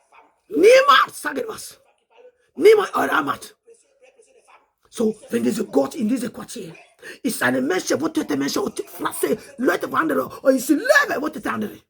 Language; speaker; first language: German; non-native, learner; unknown